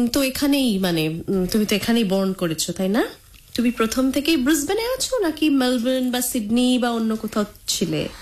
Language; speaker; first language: Bangla; native; Bangla